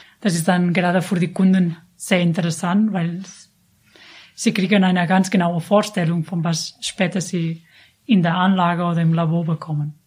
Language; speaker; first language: German; non-native, fluent; Catalan